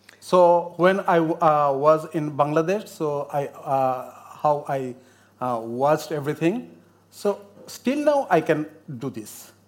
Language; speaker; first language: English; non-native, local second language; Bangla